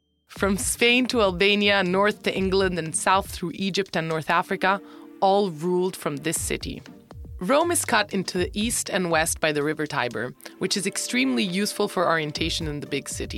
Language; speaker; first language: English; non-native, fluent; Italian